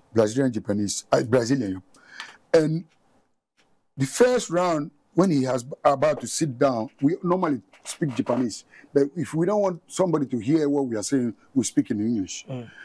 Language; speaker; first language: English; non-native, local second language; Ga